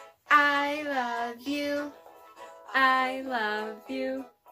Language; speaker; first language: English; non-native, fluent; Spanish